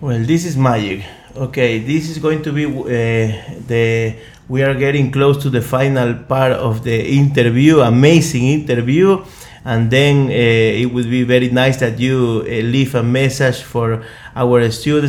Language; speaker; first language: English; non-native, fluent; Spanish